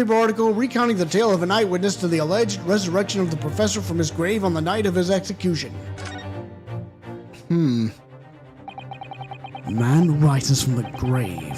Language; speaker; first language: English; native; English